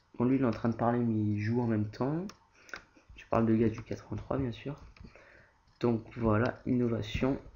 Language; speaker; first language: French; native; French